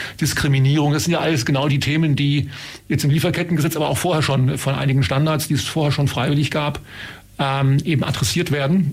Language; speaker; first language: German; native; German